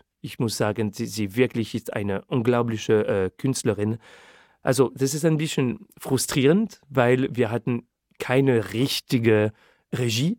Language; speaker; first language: German; non-native, fluent; French